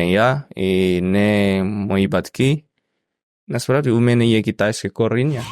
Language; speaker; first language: Ukrainian; non-native, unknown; Indonesian